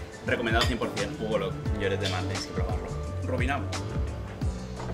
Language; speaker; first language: Spanish; native; Spanish